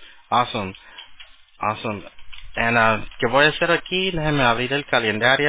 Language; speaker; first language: Spanish; early bilingual, heritage; Spanish